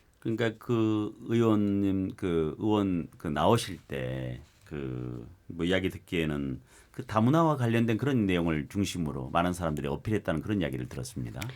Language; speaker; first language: Korean; native; Korean